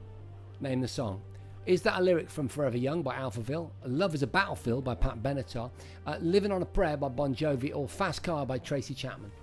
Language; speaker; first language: English; native; English